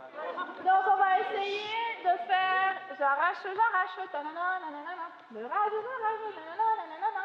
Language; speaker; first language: French; native; French